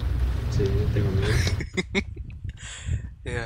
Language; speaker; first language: Spanish; early bilingual, heritage; Spanish